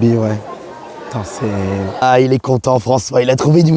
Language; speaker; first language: French; native; French